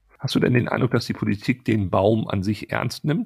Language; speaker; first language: German; native; German